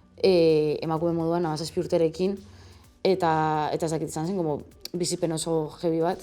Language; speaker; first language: Basque; non-native, local second language; Spanish